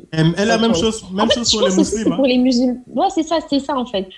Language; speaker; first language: French; non-native, local second language; Wolof